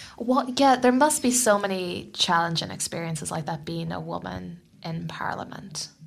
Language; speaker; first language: English; native; English